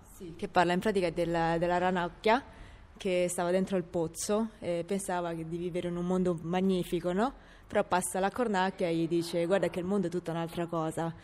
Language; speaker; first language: Italian; early bilingual, other home language; Chinese